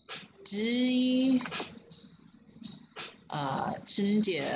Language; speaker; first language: Chinese; non-native, learner; English